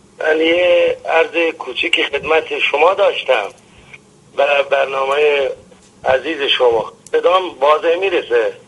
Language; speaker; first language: Persian; non-native, local second language; Arabic